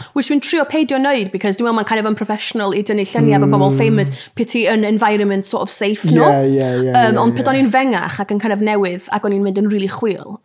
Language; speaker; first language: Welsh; native; Welsh